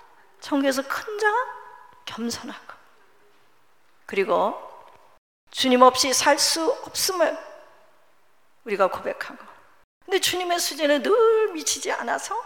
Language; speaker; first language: Korean; native; Korean